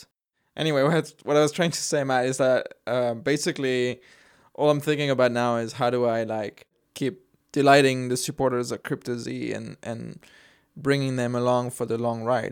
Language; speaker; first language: English; non-native, fluent; French